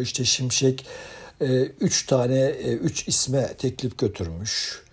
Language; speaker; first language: Turkish; native; Turkish